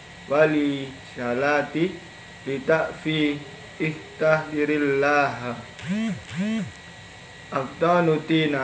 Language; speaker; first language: Arabic; non-native, learner; Indonesian